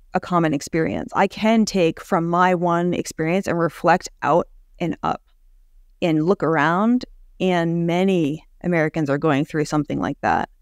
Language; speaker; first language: English; native; English